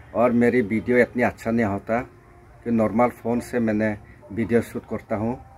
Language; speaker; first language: Hindi; non-native, local second language; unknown